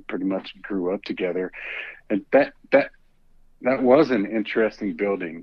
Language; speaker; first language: English; native; English